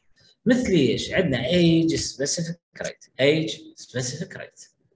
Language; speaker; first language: Arabic; native; Arabic